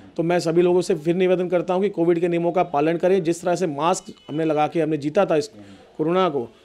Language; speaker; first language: Hindi; native; Hindi